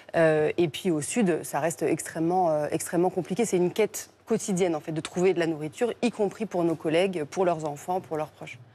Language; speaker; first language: French; native; French